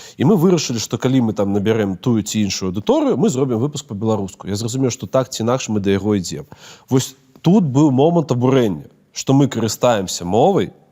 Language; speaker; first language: Belarusian; non-native, local second language; Russian